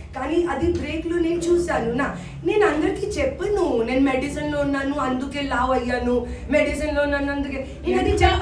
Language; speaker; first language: Telugu; non-native, fluent; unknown